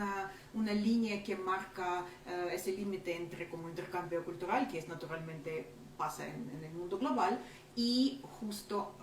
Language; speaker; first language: Spanish; non-native, fluent; Ukrainian